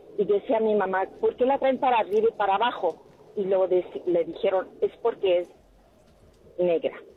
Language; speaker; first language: Spanish; early bilingual, heritage; Spanish